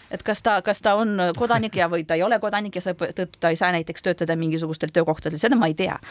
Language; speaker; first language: Estonian; non-native, local second language; Russian